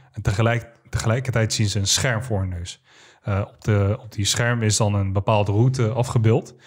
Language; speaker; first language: Dutch; early bilingual, other home language; Arabic